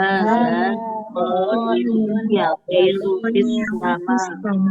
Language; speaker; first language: Arabic; non-native, learner; Indonesian